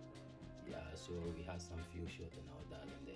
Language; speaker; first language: English; non-native, local second language; Akan